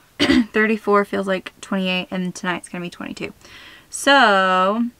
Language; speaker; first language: English; native; English